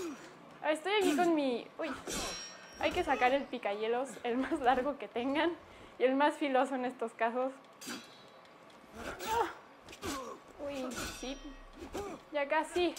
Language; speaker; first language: Spanish; native; Spanish